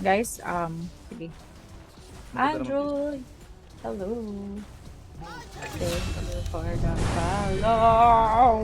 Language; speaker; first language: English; non-native, local second language; Filipino